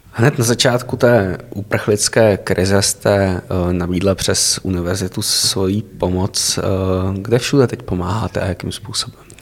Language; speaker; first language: Czech; native; Czech